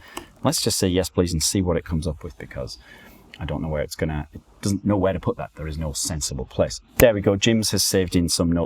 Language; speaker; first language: English; native; English